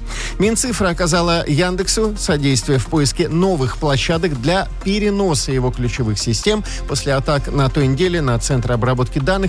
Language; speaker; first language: Russian; native; Russian